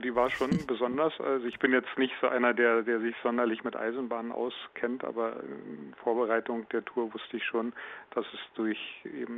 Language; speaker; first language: German; native; German